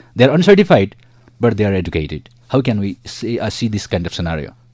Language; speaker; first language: English; non-native, local second language; Nepali